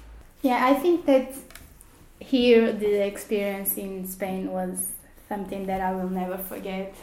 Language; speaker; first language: English; non-native, fluent; Portuguese